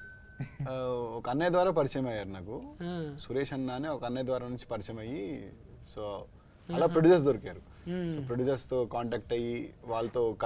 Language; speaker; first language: Telugu; native; Telugu